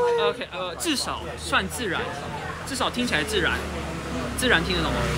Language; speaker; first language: Chinese; native; Chinese